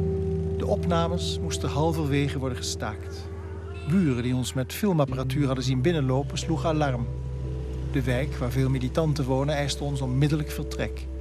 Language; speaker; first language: Dutch; native; Dutch